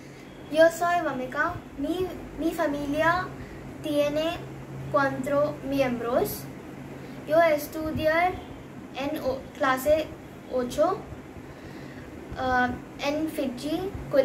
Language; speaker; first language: Spanish; non-native, learner; Telugu